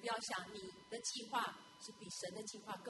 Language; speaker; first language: Chinese; native; Chinese